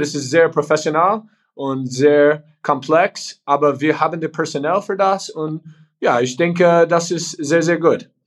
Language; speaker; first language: German; non-native, learner; English